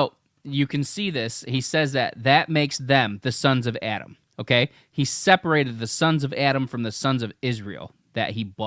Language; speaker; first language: English; native; English